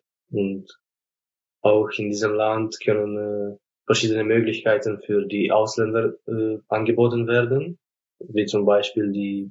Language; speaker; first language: German; non-native, fluent; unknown